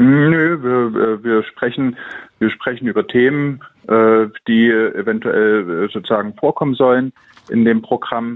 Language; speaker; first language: German; native; German